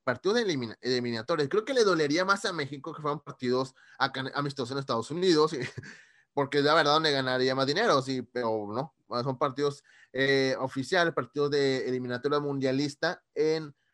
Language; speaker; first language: Spanish; native; Spanish